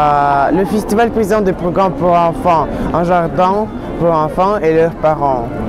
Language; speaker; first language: French; non-native, learner; Russian